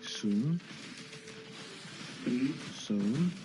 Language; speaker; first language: Korean; non-native, learner; English